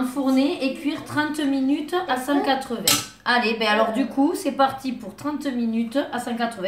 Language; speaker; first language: French; native; French